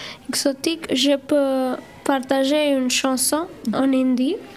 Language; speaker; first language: French; non-native, learner; Gujarati